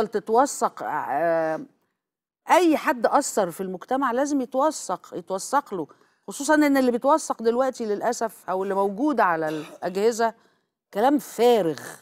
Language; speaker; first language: Arabic; native; Arabic